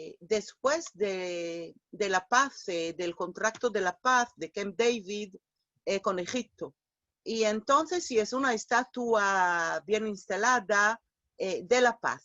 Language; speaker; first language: Spanish; non-native, fluent; Hebrew